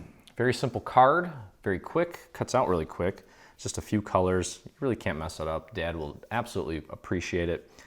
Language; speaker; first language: English; native; English